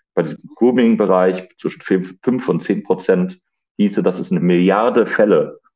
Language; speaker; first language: German; native; German